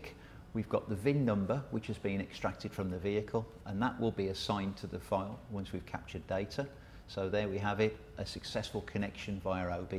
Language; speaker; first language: English; native; English